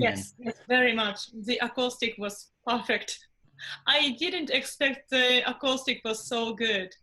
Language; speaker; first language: English; non-native, fluent; Japanese